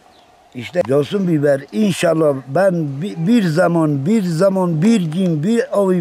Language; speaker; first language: Turkish; non-native, local second language; Kurdish